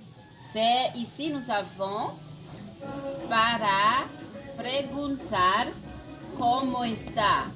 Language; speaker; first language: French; non-native, fluent; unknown